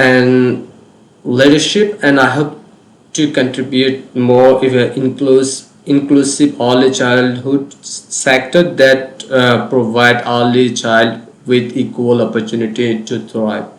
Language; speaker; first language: English; non-native, local second language; Bangla